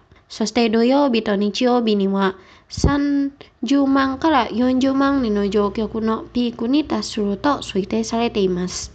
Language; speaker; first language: Japanese; non-native, fluent; Indonesian